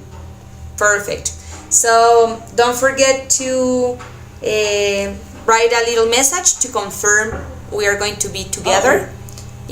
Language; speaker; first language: English; non-native, fluent; Spanish